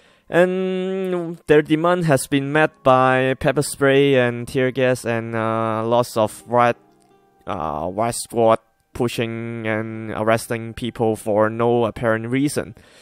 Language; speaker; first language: English; non-native, local second language; Cantonese